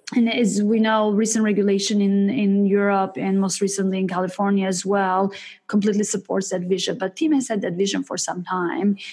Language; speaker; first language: English; early bilingual, other home language; Albanian